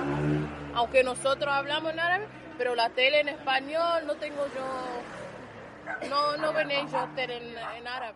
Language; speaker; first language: Spanish; non-native, fluent; Arabic